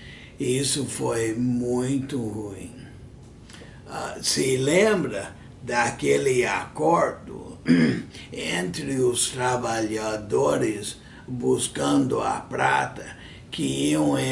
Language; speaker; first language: Portuguese; non-native, fluent; English